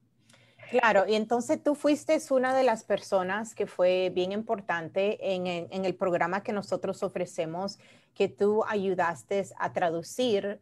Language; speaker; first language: Spanish; early bilingual, heritage; Spanish